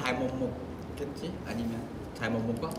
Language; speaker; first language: Korean; non-native, fluent; Vietnamese